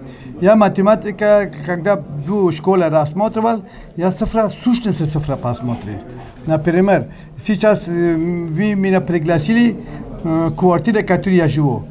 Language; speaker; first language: Russian; non-native, learner; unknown